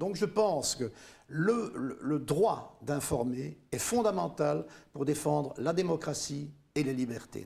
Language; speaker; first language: French; native; French